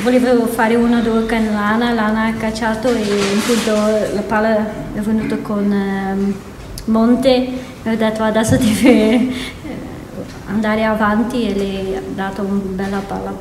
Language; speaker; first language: Italian; non-native, fluent; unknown